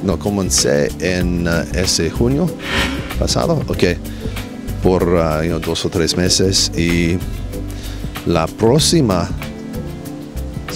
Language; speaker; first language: Spanish; non-native, learner; English